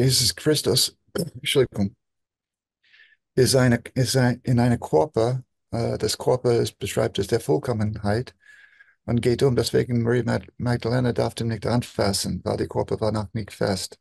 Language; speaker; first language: German; non-native, fluent; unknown